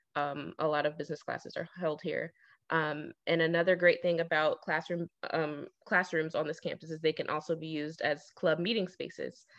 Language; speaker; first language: English; native; English